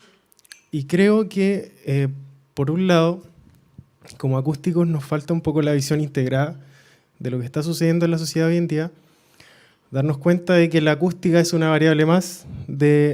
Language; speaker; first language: Spanish; native; Spanish